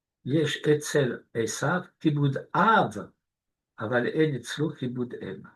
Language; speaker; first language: Hebrew; non-native, fluent; French